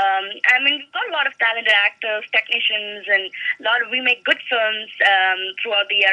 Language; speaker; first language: English; non-native, local second language; Malayalam